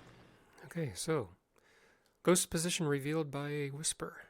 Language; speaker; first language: English; native; English